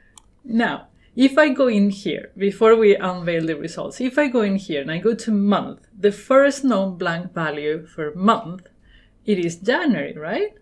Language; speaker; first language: English; non-native, fluent; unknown